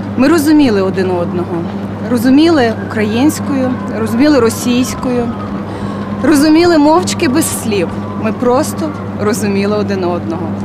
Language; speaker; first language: Ukrainian; native; Ukrainian